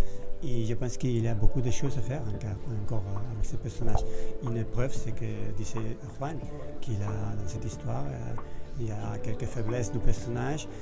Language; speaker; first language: French; non-native, fluent; Spanish